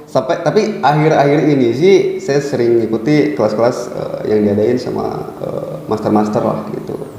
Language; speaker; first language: Indonesian; native; Indonesian